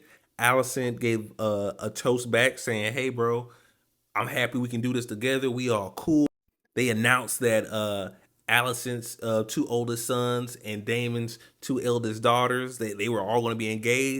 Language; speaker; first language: English; native; English